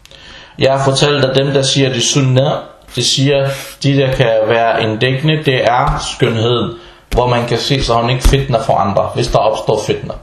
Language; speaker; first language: Danish; non-native, fluent; Arabic